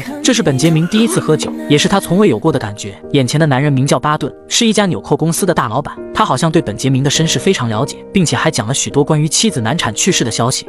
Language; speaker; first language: Chinese; native; Chinese